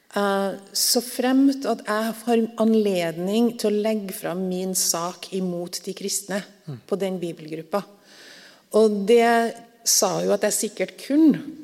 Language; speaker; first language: Norwegian; native; Norwegian